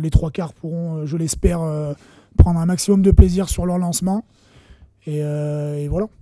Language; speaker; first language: French; native; French